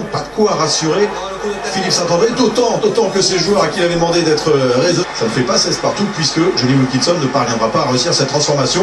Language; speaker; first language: French; native; French